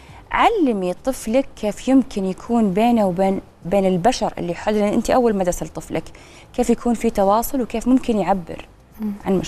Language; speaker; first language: Arabic; native; Arabic